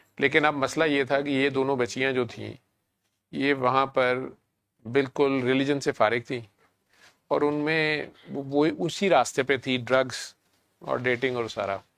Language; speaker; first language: Urdu; native; Urdu